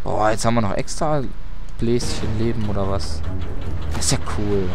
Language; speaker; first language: German; native; German